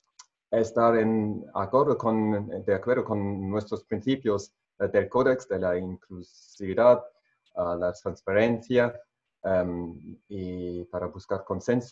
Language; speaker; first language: Spanish; non-native, fluent; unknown